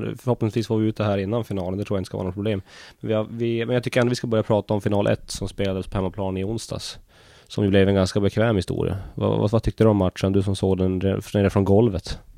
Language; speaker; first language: Swedish; native; Swedish